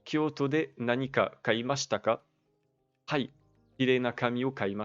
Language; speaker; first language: Japanese; non-native, fluent; French